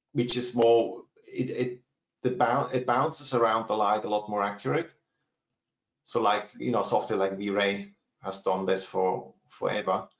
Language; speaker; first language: English; non-native, fluent; German